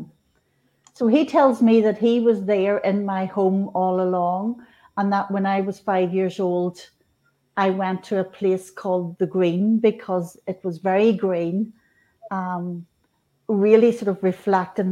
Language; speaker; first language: English; native; English